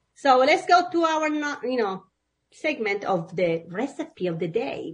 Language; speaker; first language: English; non-native, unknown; Italian